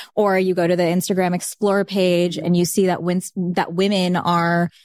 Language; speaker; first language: English; early bilingual, other home language; Bangla